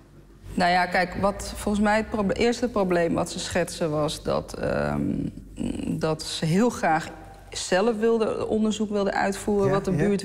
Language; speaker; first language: Dutch; native; Dutch